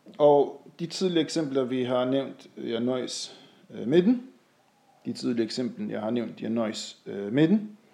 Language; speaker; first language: Danish; non-native, fluent; Arabic